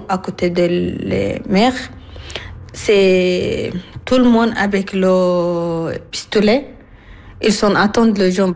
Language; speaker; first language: French; non-native, learner; Arabic